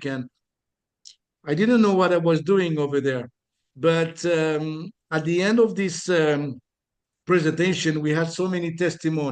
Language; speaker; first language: English; non-native, fluent; French